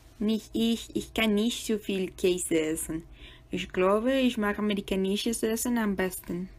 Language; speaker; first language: German; non-native, learner; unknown